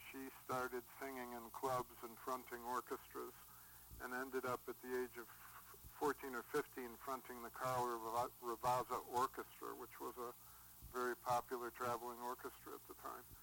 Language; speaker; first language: English; native; English